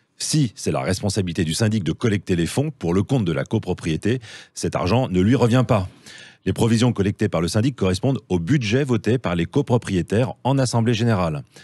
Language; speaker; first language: French; native; French